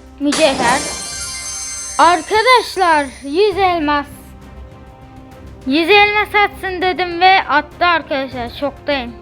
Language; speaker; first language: Turkish; native; Turkish